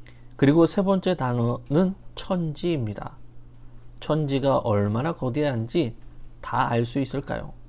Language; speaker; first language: Korean; native; Korean